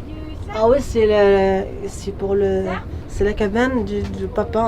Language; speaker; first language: French; non-native, learner; Arabic